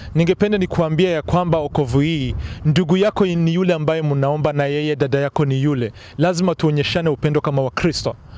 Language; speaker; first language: Swahili; non-native, local second language; Kinyarwanda